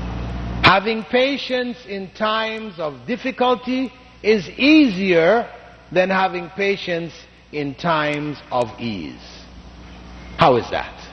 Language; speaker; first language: English; non-native, fluent; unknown